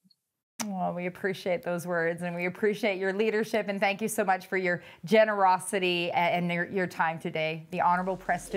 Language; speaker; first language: English; native; English